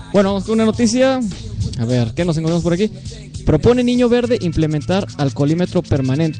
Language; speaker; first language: Spanish; native; Spanish